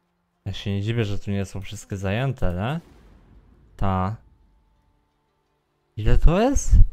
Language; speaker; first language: Polish; native; Polish